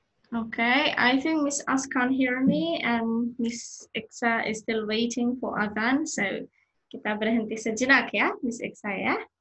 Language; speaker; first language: English; non-native, fluent; Indonesian